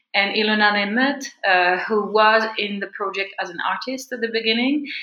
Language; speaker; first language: English; non-native, fluent; French